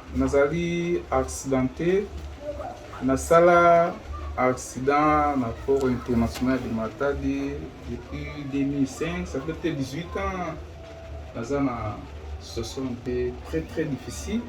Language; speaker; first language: French; non-native, local second language; Lingala